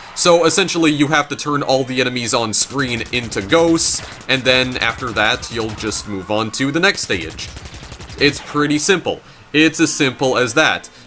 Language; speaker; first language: English; native; English